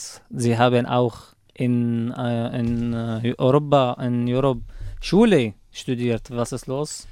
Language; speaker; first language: German; non-native, learner; Arabic